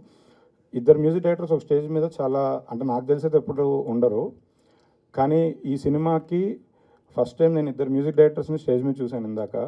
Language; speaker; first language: Telugu; native; Telugu